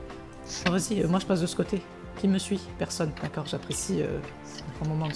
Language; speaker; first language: French; native; French